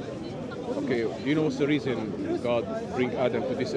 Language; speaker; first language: English; non-native, fluent; Arabic